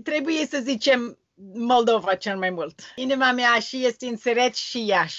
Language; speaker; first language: Romanian; non-native, learner; English